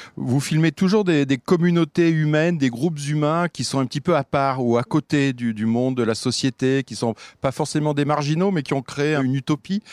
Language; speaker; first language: French; native; French